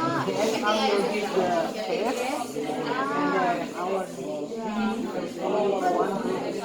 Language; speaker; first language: English; non-native, learner; Indonesian